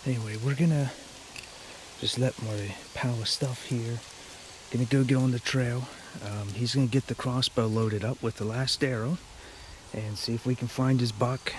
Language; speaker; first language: English; native; English